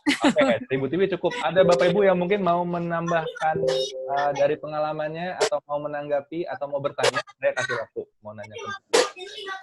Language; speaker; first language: Indonesian; native; Indonesian